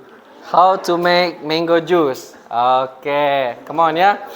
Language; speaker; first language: English; non-native, fluent; Indonesian